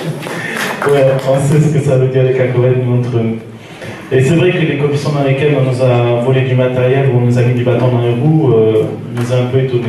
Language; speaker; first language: French; native; French